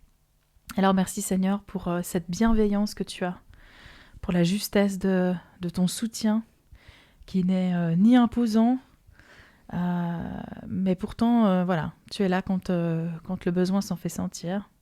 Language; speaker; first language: French; native; French